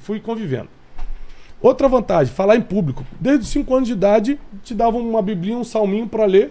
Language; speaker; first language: Portuguese; native; Portuguese